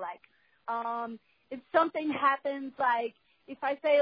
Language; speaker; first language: English; non-native, fluent; Portuguese